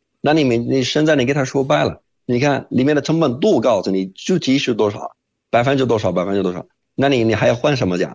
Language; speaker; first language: Chinese; non-native, fluent; Arabic